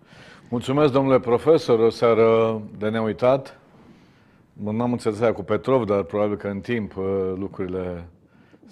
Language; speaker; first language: Romanian; native; Romanian